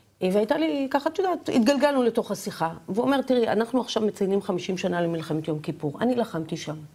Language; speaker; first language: Hebrew; native; Hebrew